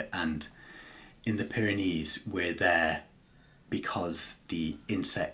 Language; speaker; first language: English; native; English